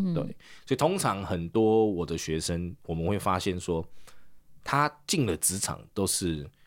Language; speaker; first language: Chinese; early bilingual, heritage; Chinese